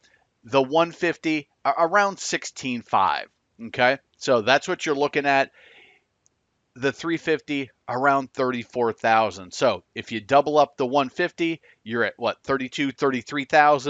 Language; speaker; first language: English; native; English